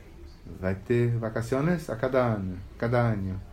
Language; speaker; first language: Spanish; non-native, learner; Portuguese